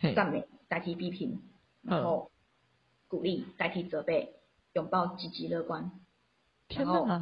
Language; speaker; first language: Chinese; non-native, local second language; Min Nan Chinese